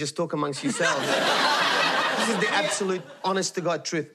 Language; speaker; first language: English; native; English